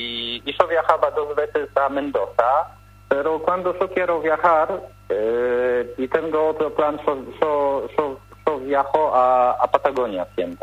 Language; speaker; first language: Spanish; non-native, learner; Polish